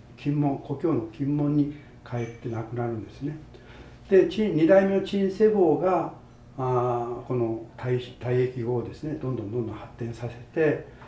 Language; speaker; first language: Japanese; native; Japanese